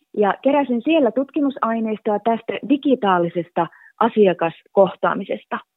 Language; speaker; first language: Finnish; native; Finnish